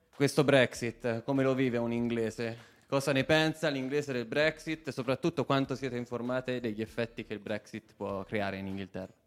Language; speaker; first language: Italian; native; Italian